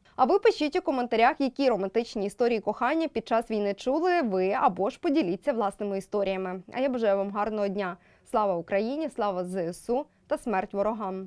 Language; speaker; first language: Ukrainian; native; Ukrainian